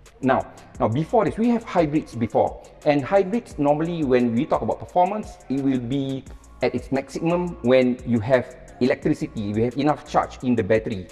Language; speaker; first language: English; non-native, local second language; Malay